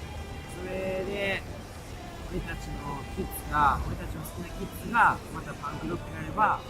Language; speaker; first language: Japanese; native; Japanese